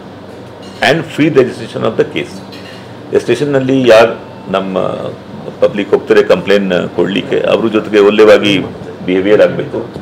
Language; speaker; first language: Kannada; non-native, fluent; Hindi